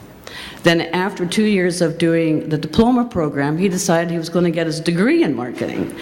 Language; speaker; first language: English; native; English